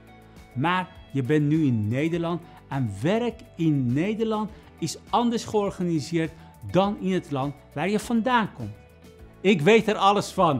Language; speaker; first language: Dutch; non-native, fluent; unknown